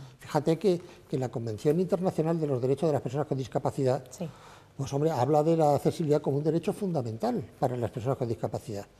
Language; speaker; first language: Spanish; native; Spanish